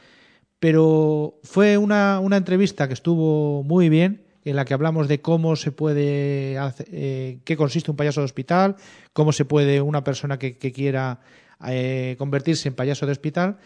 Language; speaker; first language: Spanish; native; Spanish